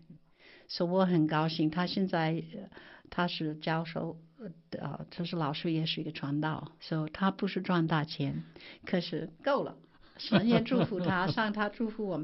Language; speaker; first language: Chinese; non-native, fluent; English